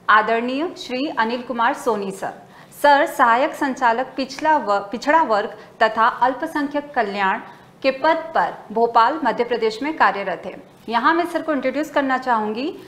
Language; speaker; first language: Hindi; native; Hindi